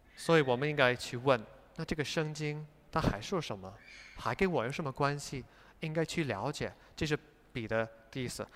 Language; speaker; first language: Chinese; non-native, fluent; English